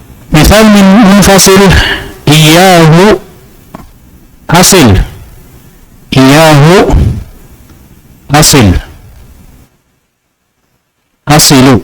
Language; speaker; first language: Arabic; non-native, fluent; Indonesian